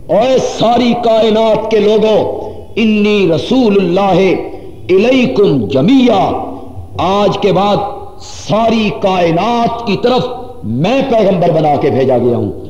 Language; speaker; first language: Urdu; non-native, local second language; Punjabi